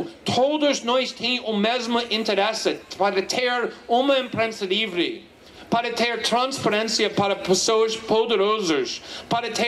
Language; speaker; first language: Portuguese; non-native, fluent; English